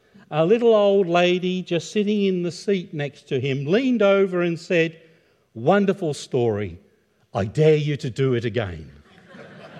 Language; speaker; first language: English; native; English